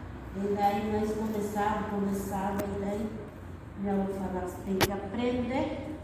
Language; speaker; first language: Portuguese; non-native, local second language; Guarani